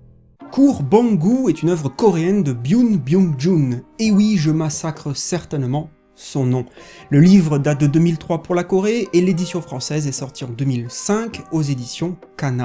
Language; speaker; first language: French; native; French